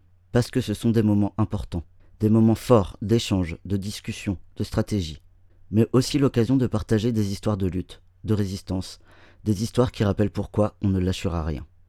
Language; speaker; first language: French; native; French